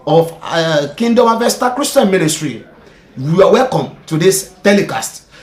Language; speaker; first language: English; non-native, local second language; Yoruba